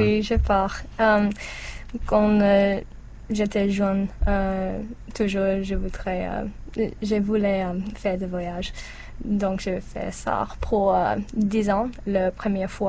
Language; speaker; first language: French; non-native, learner; English